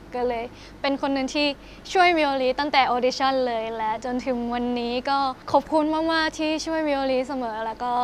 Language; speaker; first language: Thai; non-native, fluent; Japanese